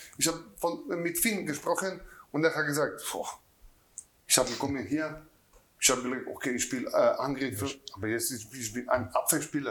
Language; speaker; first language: German; non-native, learner; Croatian